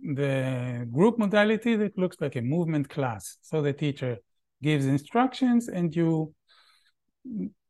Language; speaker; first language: English; non-native, fluent; Hebrew